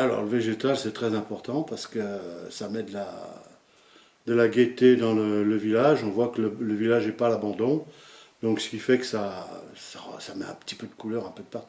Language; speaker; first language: French; native; French